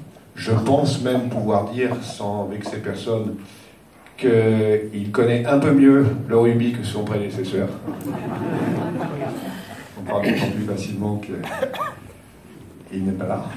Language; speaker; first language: French; native; French